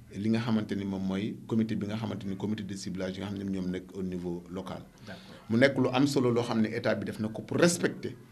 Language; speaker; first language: Wolof; native; Wolof